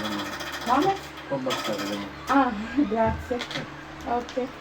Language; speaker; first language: Italian; non-native, learner; Nigerian Pidgin